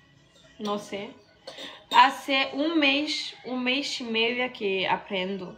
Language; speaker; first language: Portuguese; non-native, learner; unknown